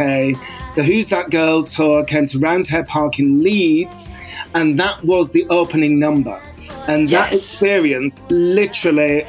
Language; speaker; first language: English; native; English